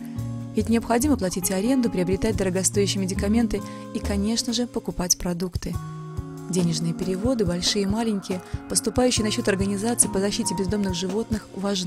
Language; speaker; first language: Russian; native; Russian